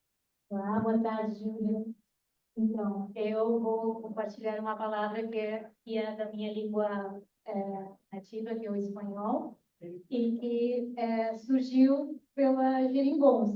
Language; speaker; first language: Portuguese; non-native, fluent; Spanish